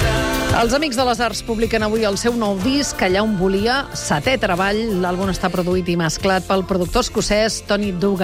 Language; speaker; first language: Catalan; native; Catalan